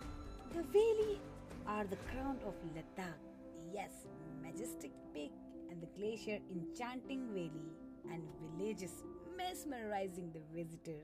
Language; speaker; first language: English; non-native, local second language; Ladakhi